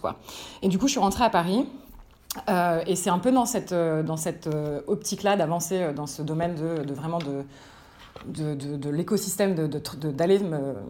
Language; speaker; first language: French; native; French